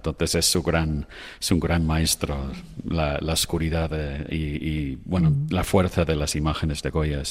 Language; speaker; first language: Spanish; non-native, fluent; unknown